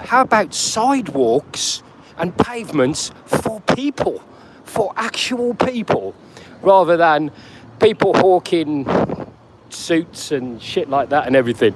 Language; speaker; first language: English; native; English